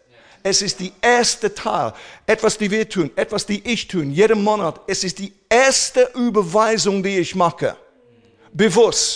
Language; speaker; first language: German; non-native, fluent; English